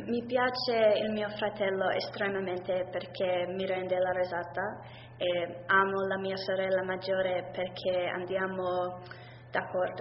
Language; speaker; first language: Italian; non-native, learner; English